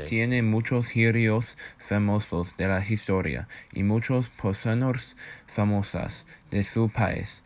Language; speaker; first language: Spanish; non-native, learner; English